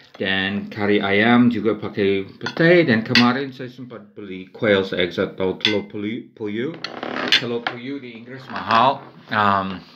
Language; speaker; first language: Indonesian; non-native, fluent; English